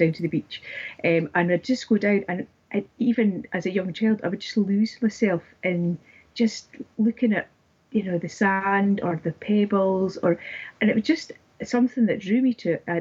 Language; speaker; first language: English; native; English